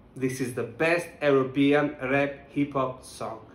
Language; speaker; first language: English; non-native, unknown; Italian